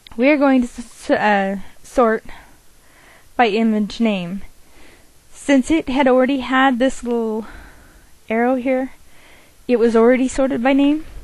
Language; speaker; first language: English; native; English